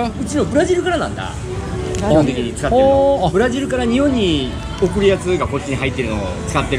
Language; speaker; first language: Japanese; native; Japanese